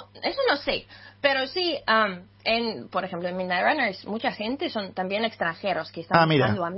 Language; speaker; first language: Spanish; non-native, fluent; Russian